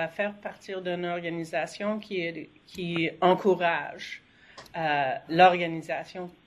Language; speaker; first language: French; non-native, fluent; English